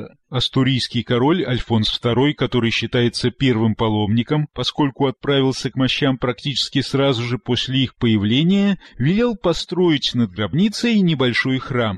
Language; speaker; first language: Russian; native; Russian